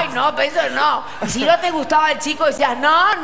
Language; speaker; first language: Spanish; native; Spanish